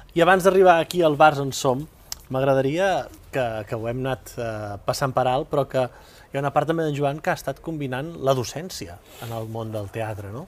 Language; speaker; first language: Catalan; native; Catalan